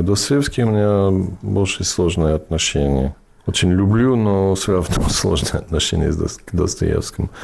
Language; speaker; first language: Russian; non-native, fluent; English